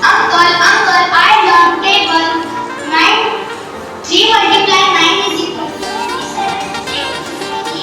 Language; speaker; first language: English; non-native, learner; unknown